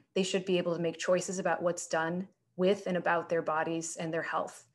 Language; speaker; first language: English; native; English